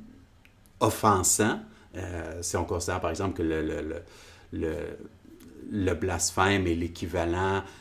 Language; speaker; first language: French; native; French